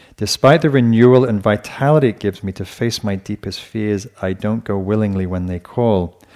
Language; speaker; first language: English; native; English